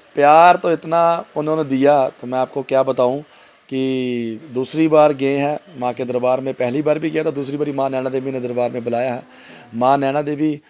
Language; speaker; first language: Hindi; non-native, local second language; Punjabi